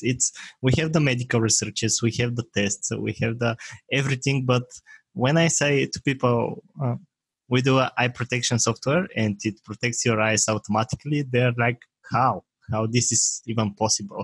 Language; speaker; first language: English; non-native, fluent; Bulgarian